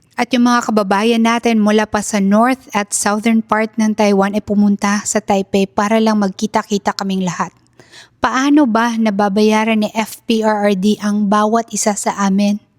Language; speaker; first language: Filipino; native; Filipino